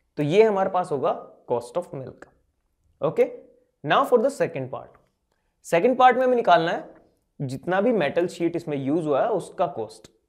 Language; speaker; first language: Hindi; native; Hindi